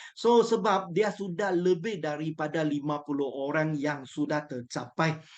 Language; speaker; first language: Malay; non-native, local second language; Chinese